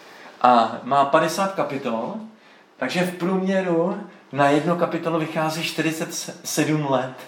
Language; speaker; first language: Czech; native; Czech